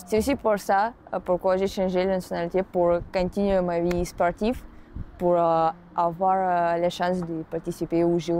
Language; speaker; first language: French; non-native, fluent; Russian